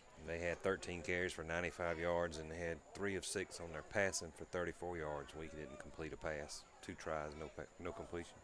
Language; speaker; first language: English; native; English